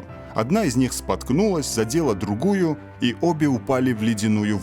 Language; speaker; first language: Russian; native; Russian